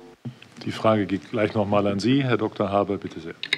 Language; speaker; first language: German; native; German